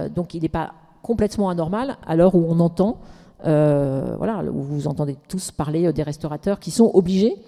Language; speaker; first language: French; native; French